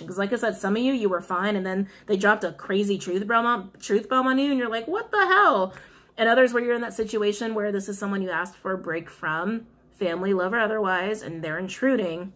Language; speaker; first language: English; native; English